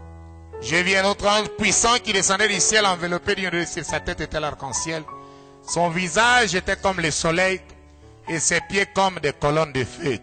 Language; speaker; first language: French; non-native, local second language; Lingala